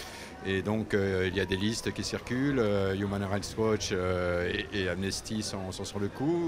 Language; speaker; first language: French; native; French